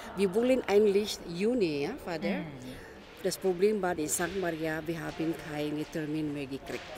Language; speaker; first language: German; non-native, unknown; Filipino